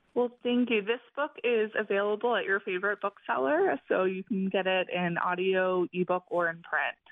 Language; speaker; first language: English; native; English